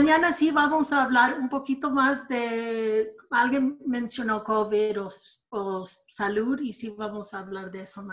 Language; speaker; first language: Spanish; early bilingual, other home language; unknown